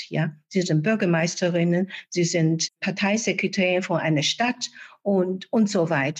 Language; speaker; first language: German; non-native, fluent; Chinese